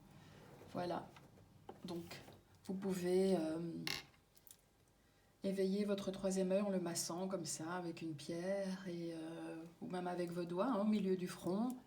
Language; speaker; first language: French; native; French